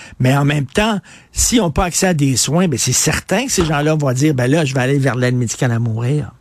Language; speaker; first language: French; native; French